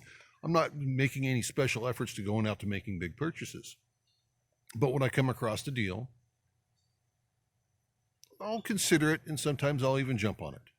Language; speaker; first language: English; native; English